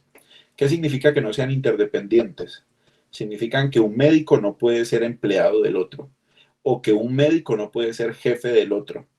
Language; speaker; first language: Spanish; native; Spanish